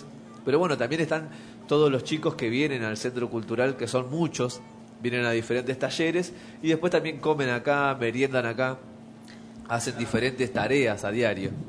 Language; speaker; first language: Spanish; native; Spanish